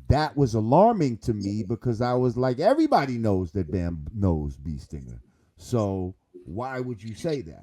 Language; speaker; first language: English; native; English